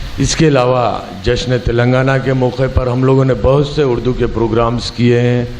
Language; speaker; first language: Urdu; native; Urdu